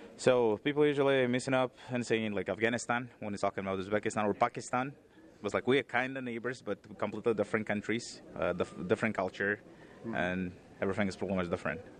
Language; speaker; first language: English; non-native, fluent; Uzbek